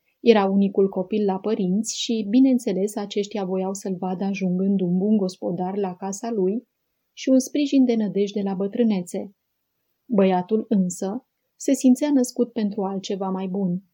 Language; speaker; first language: Romanian; native; Romanian